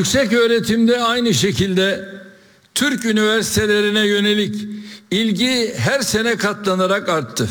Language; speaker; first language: Turkish; native; Turkish